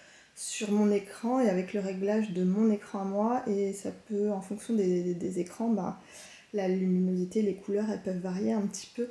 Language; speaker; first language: French; native; French